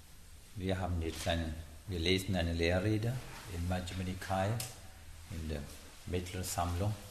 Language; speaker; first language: German; non-native, learner; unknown